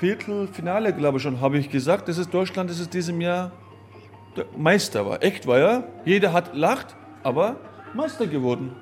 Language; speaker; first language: German; non-native, learner; Turkish